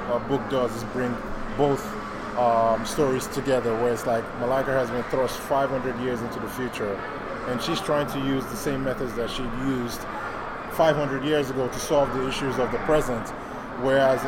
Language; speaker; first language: English; non-native, local second language; Yoruba